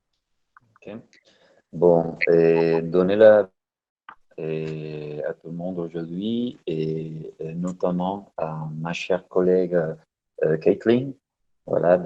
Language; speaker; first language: French; non-native, fluent; Spanish